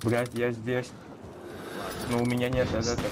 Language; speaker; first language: Russian; non-native, local second language; Latvian